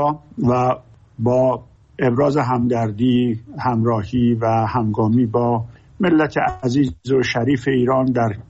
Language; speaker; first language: Persian; native; Persian